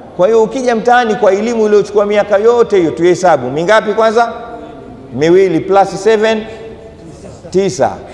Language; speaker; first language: Swahili; native; Swahili